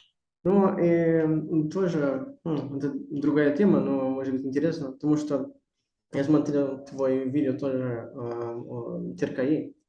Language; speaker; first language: Russian; non-native, learner; Portuguese